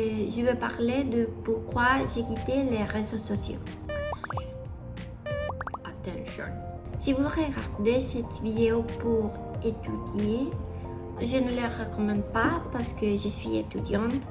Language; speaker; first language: French; non-native, learner; Spanish